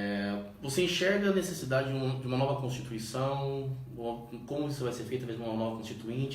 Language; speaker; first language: Portuguese; native; Portuguese